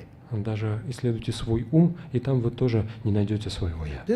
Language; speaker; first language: Russian; native; Russian